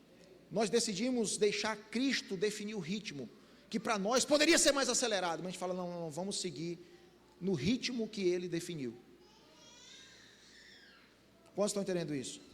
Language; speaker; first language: Portuguese; native; Portuguese